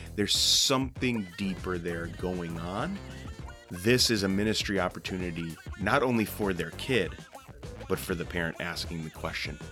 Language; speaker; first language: English; native; English